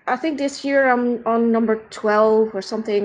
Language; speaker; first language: English; non-native, fluent; Dutch